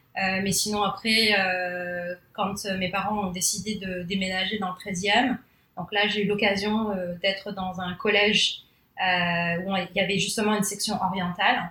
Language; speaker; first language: French; early bilingual, other home language; Cantonese